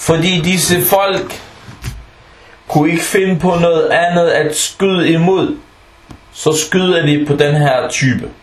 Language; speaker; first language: Danish; early bilingual, other home language; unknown